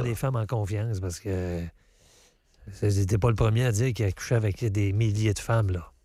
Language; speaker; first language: French; native; French